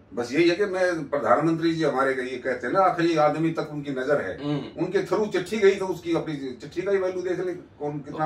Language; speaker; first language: Hindi; native; Hindi